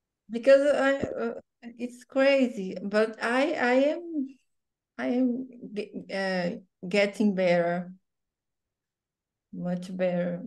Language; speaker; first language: English; non-native, learner; Portuguese